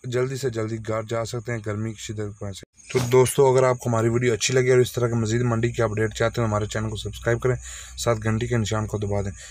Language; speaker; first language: Urdu; non-native, local second language; Punjabi